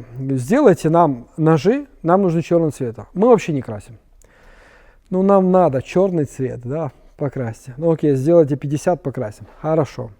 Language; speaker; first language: Russian; native; Russian